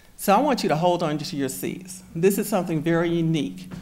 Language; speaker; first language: English; native; English